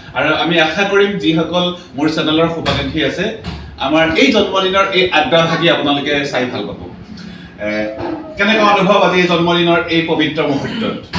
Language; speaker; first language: Assamese; non-native, local second language; Mising